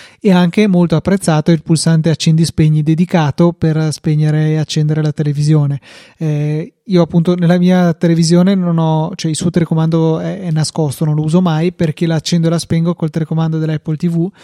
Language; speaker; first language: Italian; native; Italian